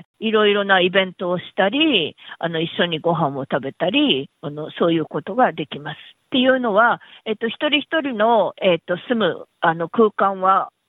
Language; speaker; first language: Japanese; native; Japanese